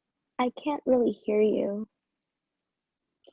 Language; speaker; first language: English; early bilingual, other home language; Spanish